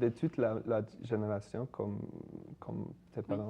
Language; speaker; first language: French; non-native, fluent; English